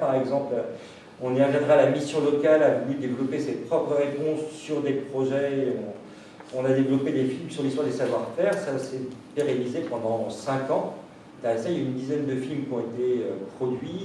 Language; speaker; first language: French; native; French